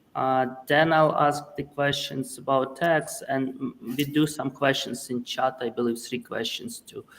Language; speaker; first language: English; non-native, fluent; Ukrainian